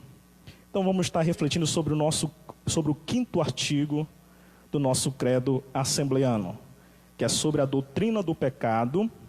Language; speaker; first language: Portuguese; native; Portuguese